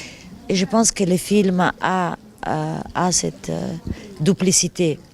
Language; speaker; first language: French; non-native, fluent; Italian